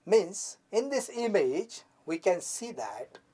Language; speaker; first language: English; non-native, local second language; Marathi